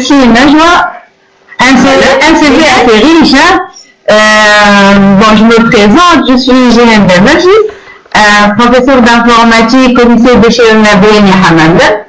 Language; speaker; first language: French; non-native, local second language; Arabic